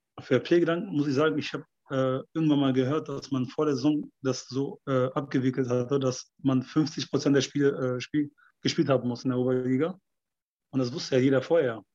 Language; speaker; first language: German; early bilingual, other home language; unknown